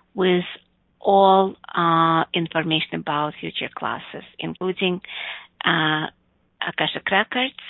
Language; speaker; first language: English; non-native, fluent; Russian